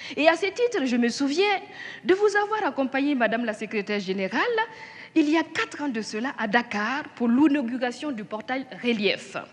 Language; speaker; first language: French; non-native, local second language; Mossi